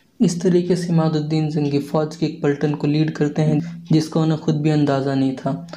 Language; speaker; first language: Urdu; native; Urdu